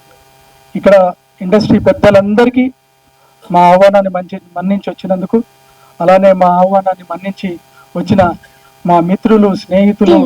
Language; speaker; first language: Telugu; native; Telugu